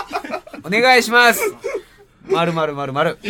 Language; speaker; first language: Japanese; native; Japanese